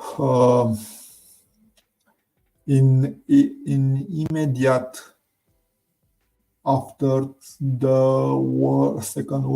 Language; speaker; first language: English; non-native, learner; Romanian